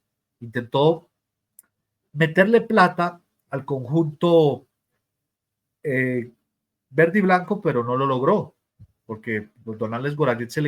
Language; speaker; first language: Spanish; native; Spanish